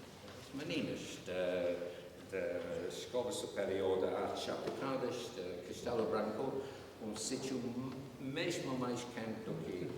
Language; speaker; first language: Portuguese; non-native, learner; English